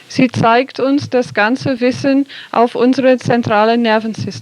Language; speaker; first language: German; non-native, fluent; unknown